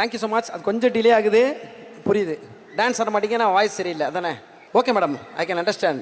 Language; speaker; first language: Tamil; native; Tamil